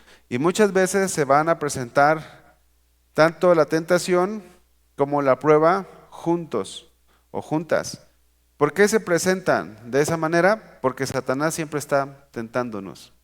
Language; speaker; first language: Spanish; native; Spanish